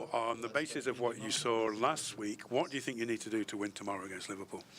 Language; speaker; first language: English; native; English